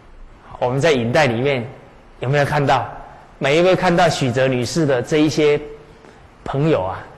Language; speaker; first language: Chinese; native; Chinese